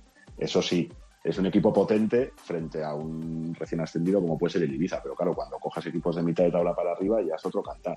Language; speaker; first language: Spanish; native; Spanish